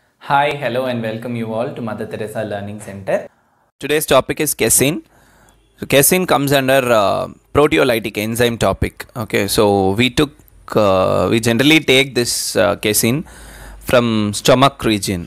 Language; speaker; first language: English; non-native, local second language; Tamil